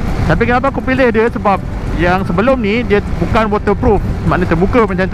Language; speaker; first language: Malay; native; Malay